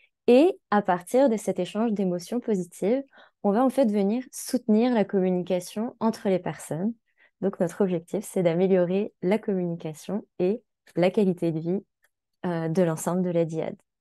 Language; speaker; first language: French; native; French